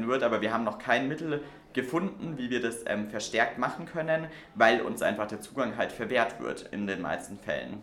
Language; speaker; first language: German; native; German